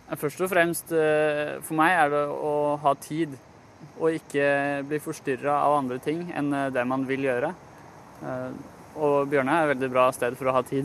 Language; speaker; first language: Norwegian; native; Norwegian